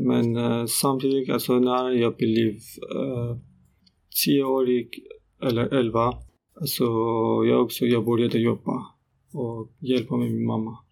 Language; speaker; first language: Swedish; non-native, learner; Persian